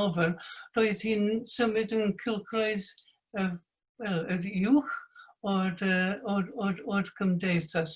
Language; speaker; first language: Welsh; non-native, fluent; English